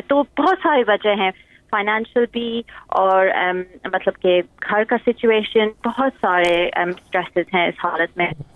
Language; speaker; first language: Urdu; early bilingual, heritage; English